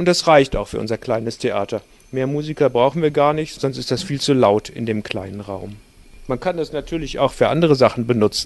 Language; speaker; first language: German; native; German